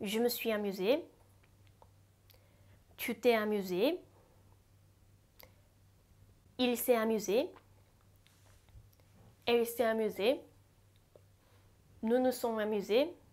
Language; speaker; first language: French; non-native, fluent; Japanese